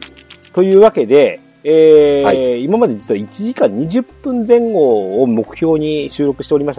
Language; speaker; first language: Japanese; native; Japanese